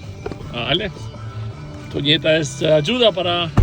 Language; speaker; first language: Spanish; non-native, learner; Albanian